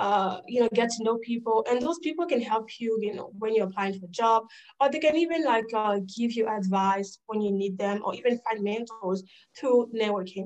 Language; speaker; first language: English; non-native, fluent; French